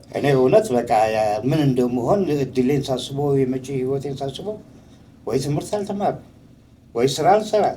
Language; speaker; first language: Amharic; non-native, local second language; Tigrinya